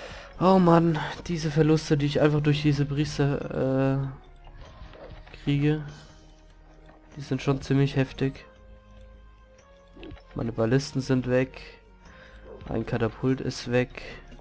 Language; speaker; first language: German; native; German